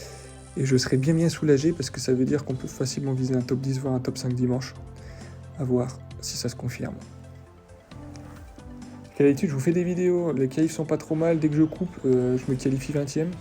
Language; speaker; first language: French; native; French